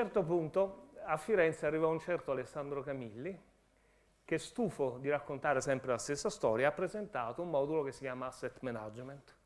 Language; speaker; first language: Italian; native; Italian